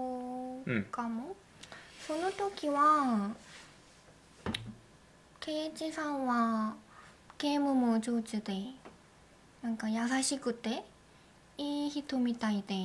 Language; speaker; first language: Japanese; non-native, learner; Korean